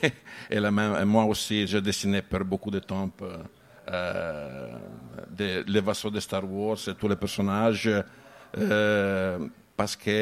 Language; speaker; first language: French; non-native, learner; Italian